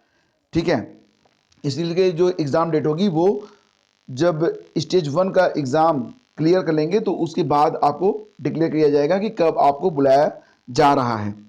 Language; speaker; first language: Hindi; native; Hindi